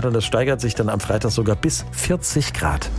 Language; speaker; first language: German; native; German